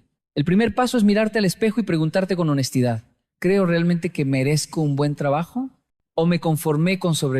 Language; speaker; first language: Spanish; native; Spanish